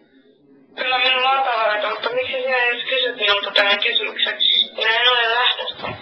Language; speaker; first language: Finnish; non-native, fluent; Arabic